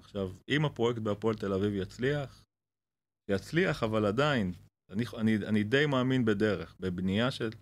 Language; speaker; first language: Hebrew; native; Hebrew